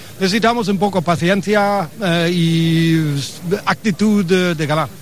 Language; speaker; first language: Spanish; non-native, learner; English